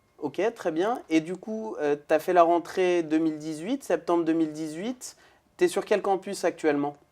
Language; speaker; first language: French; native; French